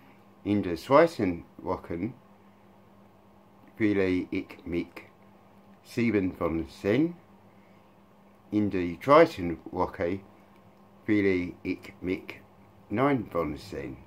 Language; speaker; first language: German; non-native, learner; English